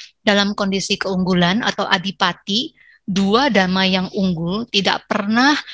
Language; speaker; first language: Indonesian; native; Indonesian